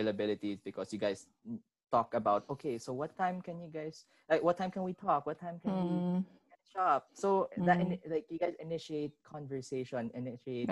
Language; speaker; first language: English; non-native, local second language; Filipino